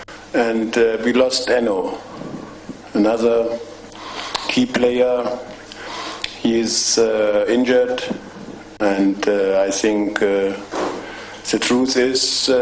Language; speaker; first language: English; non-native, fluent; German